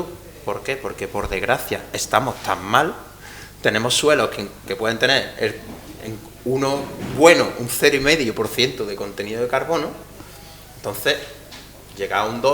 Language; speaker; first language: Spanish; native; Spanish